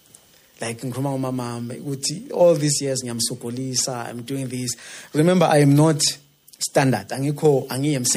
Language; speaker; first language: English; non-native, local second language; Zulu